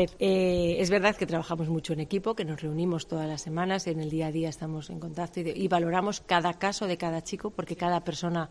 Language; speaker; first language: Spanish; native; Spanish